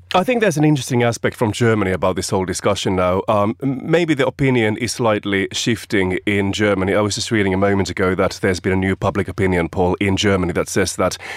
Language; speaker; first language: English; non-native, fluent; Finnish